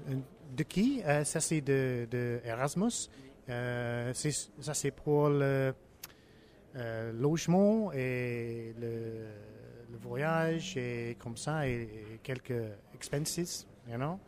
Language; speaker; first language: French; non-native, learner; English